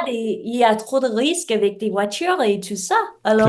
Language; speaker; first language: French; non-native, learner; English